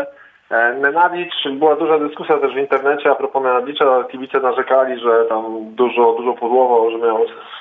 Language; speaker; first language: Polish; native; Polish